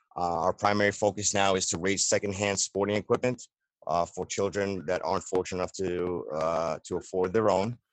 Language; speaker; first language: English; native; English